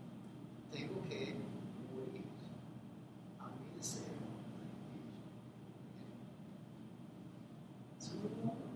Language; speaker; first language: Spanish; non-native, fluent; English